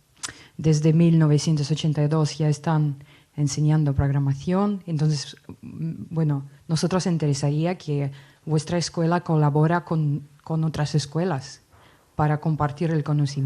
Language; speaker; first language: Spanish; non-native, fluent; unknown